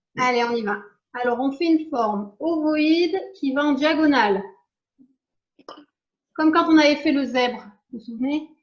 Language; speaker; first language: French; native; French